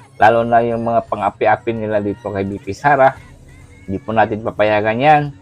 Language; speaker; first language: Filipino; non-native, local second language; Cebuano